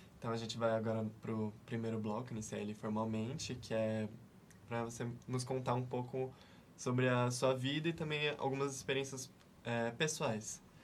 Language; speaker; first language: Portuguese; native; Portuguese